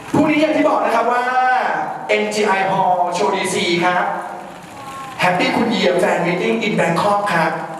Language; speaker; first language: Thai; native; Thai